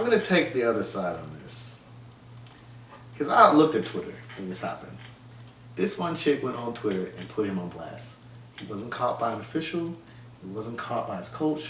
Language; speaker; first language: English; native; English